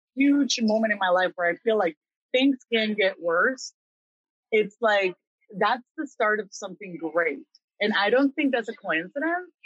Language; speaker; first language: English; early bilingual, other home language; Spanish